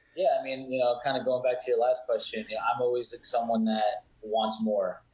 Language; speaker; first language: English; early bilingual, other home language; Italian